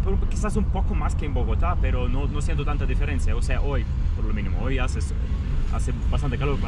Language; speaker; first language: Spanish; non-native, fluent; Russian